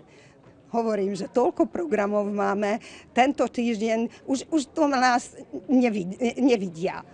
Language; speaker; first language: Slovak; non-native, local second language; Hungarian